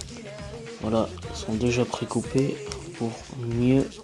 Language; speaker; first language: French; native; French